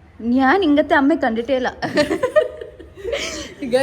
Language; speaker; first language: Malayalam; non-native, learner; Kannada